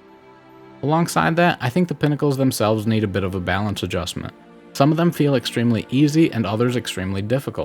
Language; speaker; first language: English; native; English